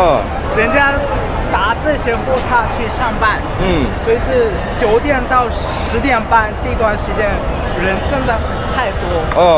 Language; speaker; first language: Chinese; non-native, learner; Bangla